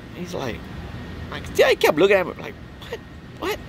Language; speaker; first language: English; native; English